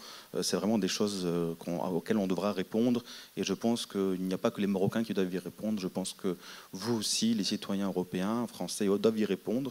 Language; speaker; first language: French; non-native, local second language; Arabic